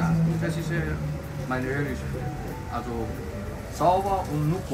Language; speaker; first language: German; non-native, learner; Greek